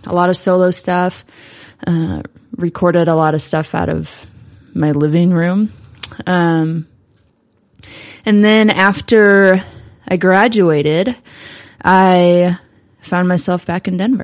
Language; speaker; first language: English; native; English